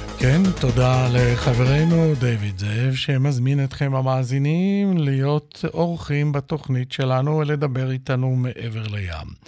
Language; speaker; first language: Hebrew; native; Hebrew